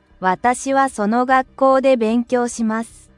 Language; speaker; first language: Japanese; non-native, learner; Portuguese